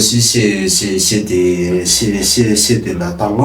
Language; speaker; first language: French; non-native, local second language; Malagasy